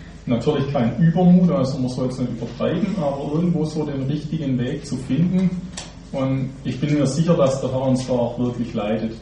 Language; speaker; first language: German; native; German